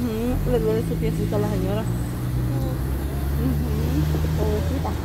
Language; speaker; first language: Spanish; native; Spanish